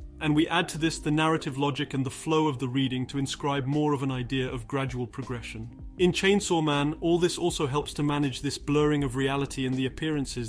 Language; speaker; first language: English; non-native, fluent; French